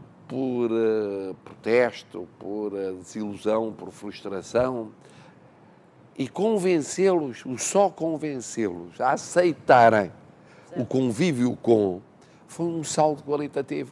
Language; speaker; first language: Portuguese; native; Portuguese